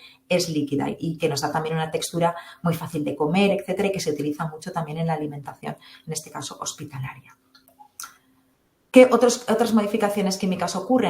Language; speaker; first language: Spanish; native; Spanish